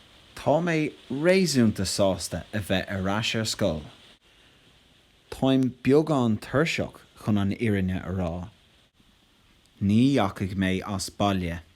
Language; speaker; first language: Irish; non-native, local second language; English